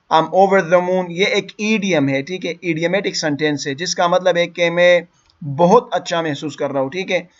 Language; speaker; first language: Urdu; non-native, local second language; Pashto